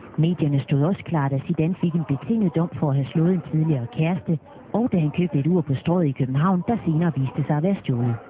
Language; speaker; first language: Danish; native; Danish